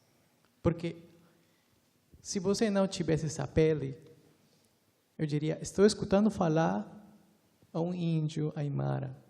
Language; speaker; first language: Portuguese; non-native, fluent; Spanish